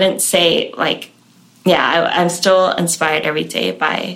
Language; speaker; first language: English; non-native, local second language; Cantonese